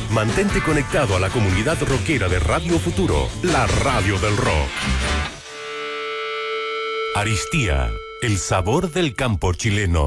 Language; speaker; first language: Spanish; native; Spanish